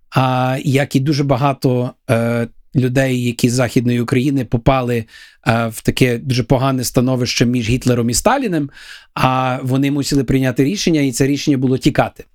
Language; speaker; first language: Ukrainian; early bilingual, heritage; Ukrainian